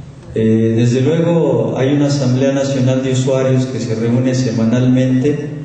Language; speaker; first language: Spanish; native; Spanish